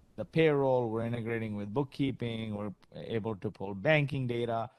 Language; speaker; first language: English; early bilingual, other home language; Arabic